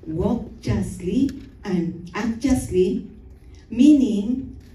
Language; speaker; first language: English; non-native, local second language; Filipino